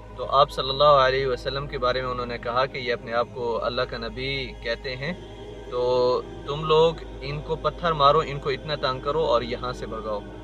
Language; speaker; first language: Urdu; native; Urdu